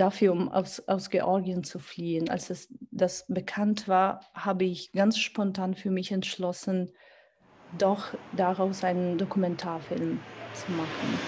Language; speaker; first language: German; non-native, fluent; Georgian